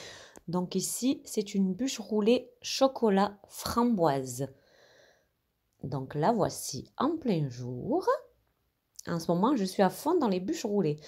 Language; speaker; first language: French; native; French